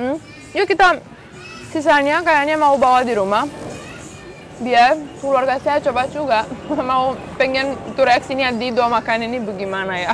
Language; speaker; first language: Indonesian; non-native, learner; Romanian